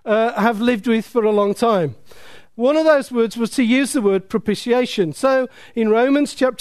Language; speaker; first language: English; native; English